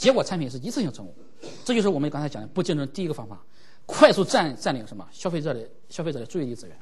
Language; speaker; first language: Chinese; native; Chinese